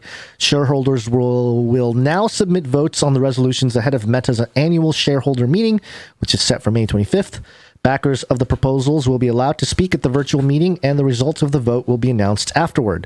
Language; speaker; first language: English; native; English